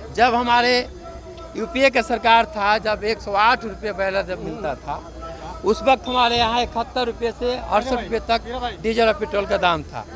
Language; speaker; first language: Hindi; native; Hindi